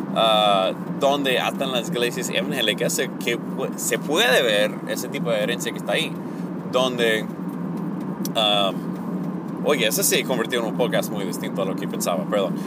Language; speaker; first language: Spanish; non-native, fluent; English